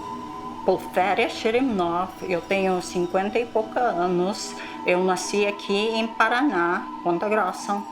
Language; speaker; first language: Portuguese; non-native, local second language; Russian